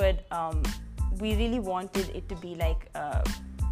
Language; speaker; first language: English; non-native, local second language; Punjabi